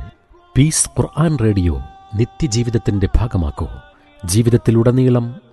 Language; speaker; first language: Malayalam; native; Malayalam